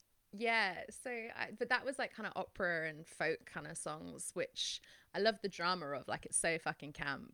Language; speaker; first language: English; native; English